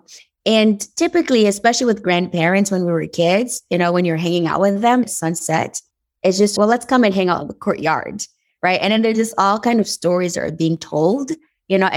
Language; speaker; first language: English; non-native, fluent; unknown